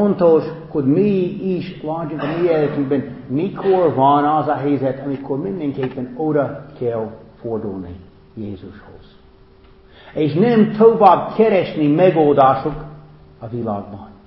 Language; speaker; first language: Hungarian; non-native, fluent; English